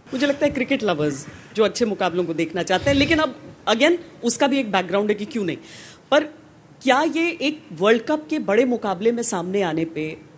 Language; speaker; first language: Hindi; native; Hindi